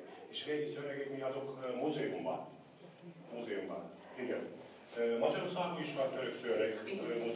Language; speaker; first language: Hungarian; non-native, learner; Turkish